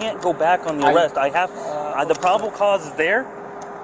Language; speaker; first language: English; native; English